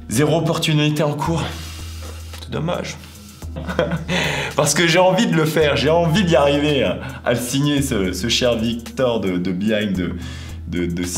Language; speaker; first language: French; native; French